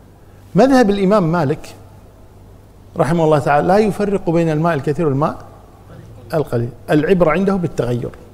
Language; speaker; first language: Arabic; native; Arabic